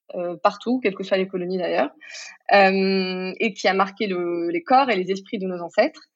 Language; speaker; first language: French; non-native, local second language; Arabic